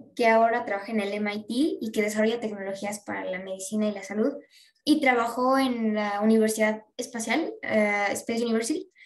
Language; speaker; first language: Spanish; native; Spanish